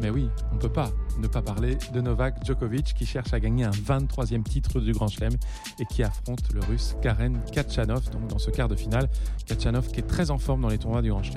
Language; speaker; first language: French; native; French